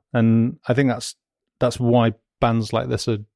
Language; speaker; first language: English; native; English